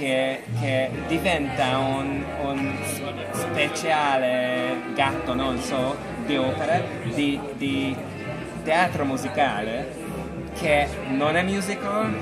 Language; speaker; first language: Italian; non-native, learner; Hungarian